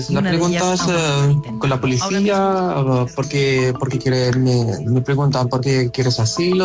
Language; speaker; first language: Spanish; non-native, learner; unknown